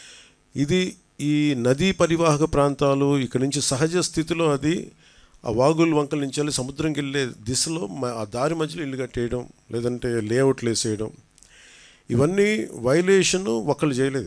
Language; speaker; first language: Telugu; native; Telugu